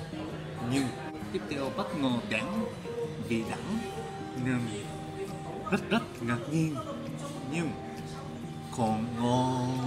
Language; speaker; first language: Vietnamese; non-native, learner; Japanese